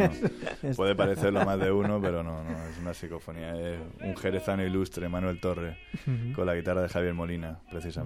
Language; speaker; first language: Spanish; native; Spanish